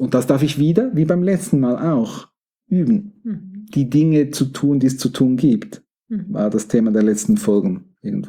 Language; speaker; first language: German; native; German